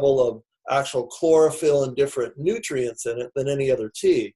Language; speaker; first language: English; native; English